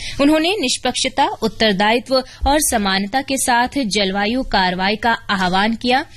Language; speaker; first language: Hindi; native; Hindi